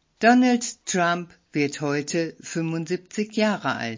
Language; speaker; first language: German; native; German